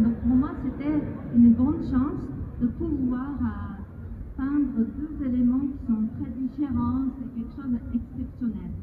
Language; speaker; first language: French; non-native, fluent; Japanese